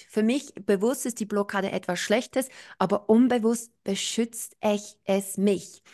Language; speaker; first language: German; non-native, fluent; English